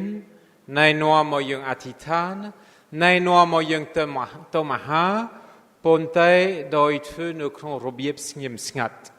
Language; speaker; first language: Khmer; non-native, fluent; French